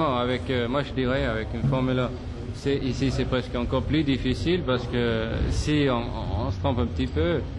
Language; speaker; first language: French; non-native, fluent; Swedish